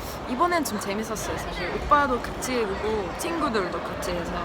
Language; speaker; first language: Korean; non-native, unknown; Swedish